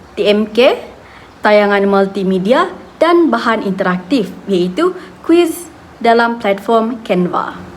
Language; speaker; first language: Malay; native; Malay